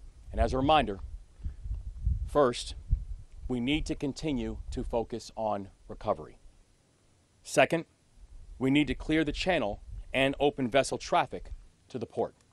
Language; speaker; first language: English; native; English